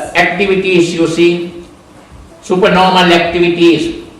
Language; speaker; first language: English; non-native, local second language; Sinhala